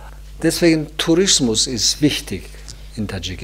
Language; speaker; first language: German; non-native, learner; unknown